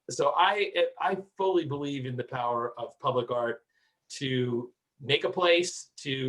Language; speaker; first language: English; native; English